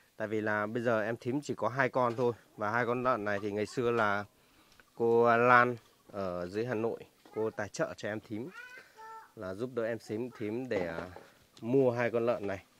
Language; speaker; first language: Vietnamese; non-native, local second language; Hmong